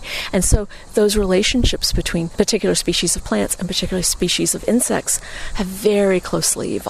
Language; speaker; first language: English; native; English